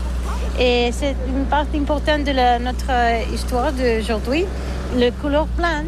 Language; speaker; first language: French; non-native, learner; Catalan